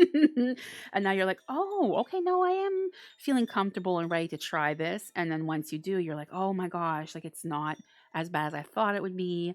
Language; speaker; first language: English; native; English